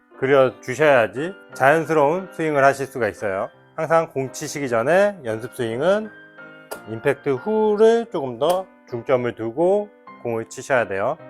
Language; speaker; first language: Korean; native; Korean